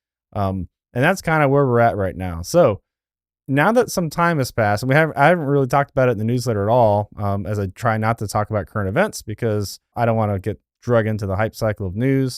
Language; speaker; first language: English; native; English